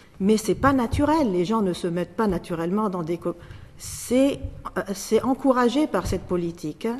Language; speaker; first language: French; non-native, local second language; Arabic